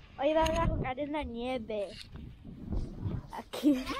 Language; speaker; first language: Spanish; early bilingual, heritage; Spanish